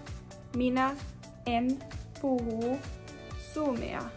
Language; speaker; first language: Finnish; non-native, learner; English